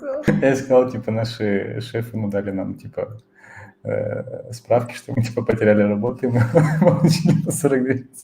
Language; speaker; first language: Russian; native; Russian